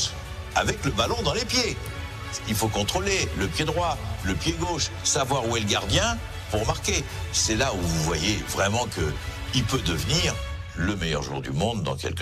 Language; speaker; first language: French; native; French